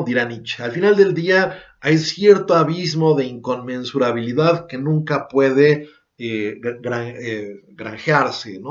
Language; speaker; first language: Spanish; native; Spanish